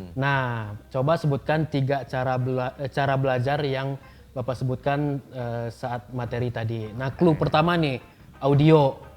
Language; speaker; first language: Indonesian; native; Indonesian